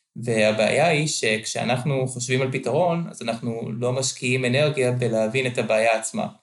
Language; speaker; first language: Hebrew; native; Hebrew